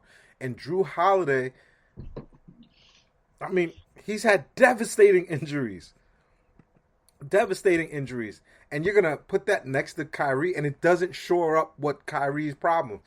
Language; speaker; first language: English; native; English